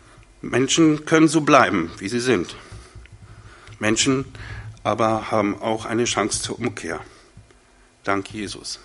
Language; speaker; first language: German; native; German